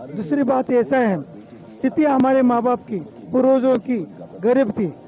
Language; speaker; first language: Hindi; non-native, local second language; Kannada